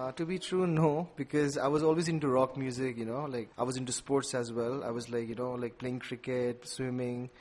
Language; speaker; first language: English; non-native, local second language; Nepali